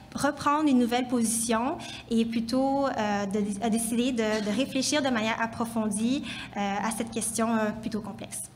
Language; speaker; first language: French; native; French